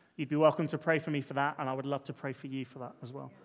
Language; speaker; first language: English; native; English